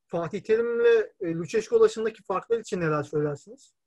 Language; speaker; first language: Turkish; native; Turkish